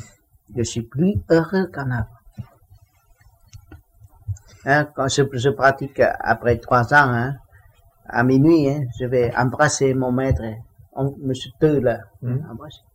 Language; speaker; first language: French; non-native, learner; Vietnamese